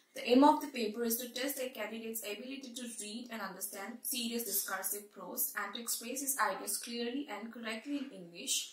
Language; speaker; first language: English; non-native, local second language; Assamese